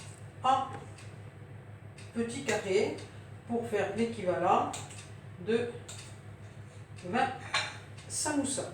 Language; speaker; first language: French; native; French